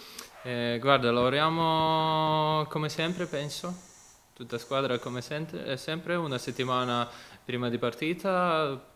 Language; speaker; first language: Italian; non-native, learner; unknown